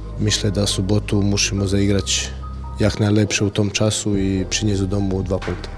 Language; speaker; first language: Polish; non-native, learner; Croatian